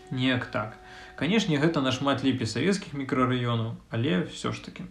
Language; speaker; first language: Belarusian; non-native, local second language; Russian